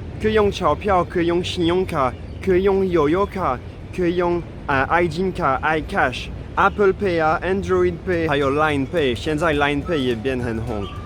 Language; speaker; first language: Chinese; non-native, fluent; French